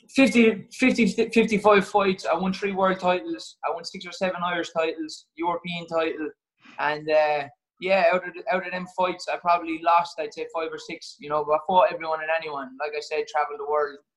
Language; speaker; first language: English; native; English